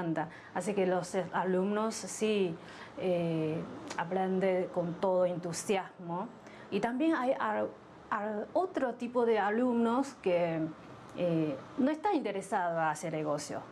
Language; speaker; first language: Spanish; non-native, fluent; Chinese